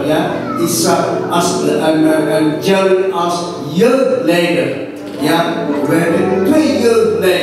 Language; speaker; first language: Dutch; non-native, fluent; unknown